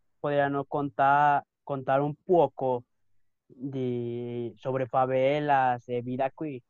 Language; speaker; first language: Portuguese; non-native, learner; Spanish